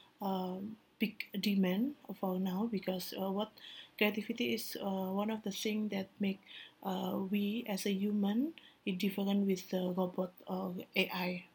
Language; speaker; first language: English; non-native, learner; Indonesian